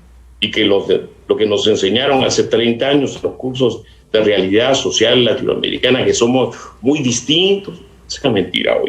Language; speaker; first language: Spanish; native; Spanish